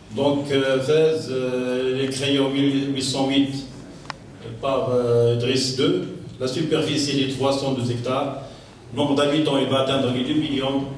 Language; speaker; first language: French; non-native, local second language; Arabic